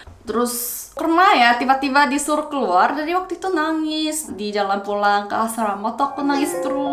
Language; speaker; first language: Indonesian; non-native, fluent; Korean